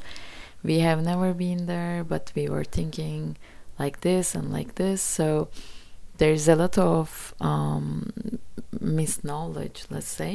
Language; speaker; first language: English; non-native, fluent; Turkish